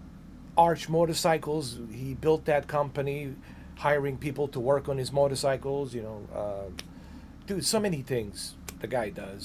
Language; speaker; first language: English; native; English